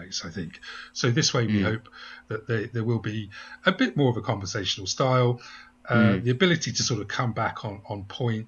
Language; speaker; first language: English; native; English